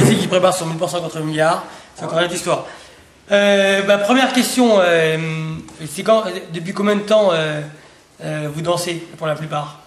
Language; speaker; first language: French; native; French